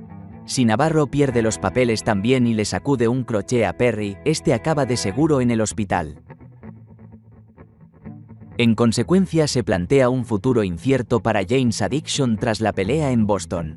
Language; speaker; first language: Spanish; native; Spanish